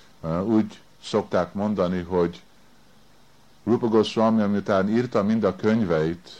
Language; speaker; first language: Hungarian; early bilingual, heritage; Hungarian